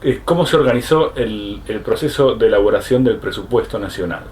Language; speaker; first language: Spanish; native; Spanish